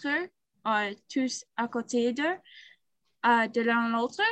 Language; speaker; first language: French; non-native, learner; English